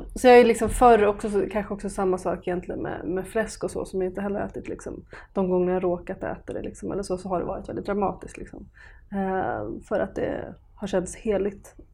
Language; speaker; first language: Swedish; early bilingual, other home language; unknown